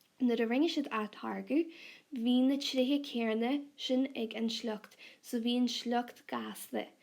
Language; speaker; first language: Irish; non-native, local second language; English